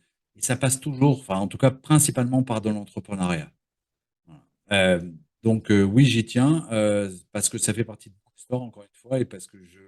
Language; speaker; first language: French; native; French